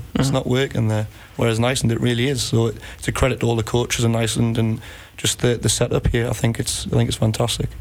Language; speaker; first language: English; native; English